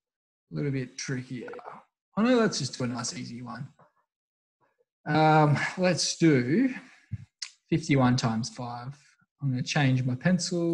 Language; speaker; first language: English; native; English